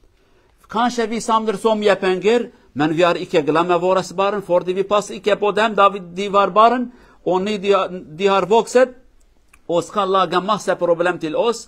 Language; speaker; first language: Swedish; non-native, learner; Kurdish